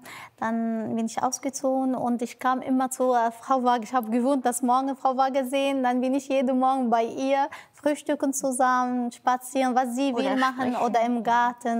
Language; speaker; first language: German; non-native, learner; Arabic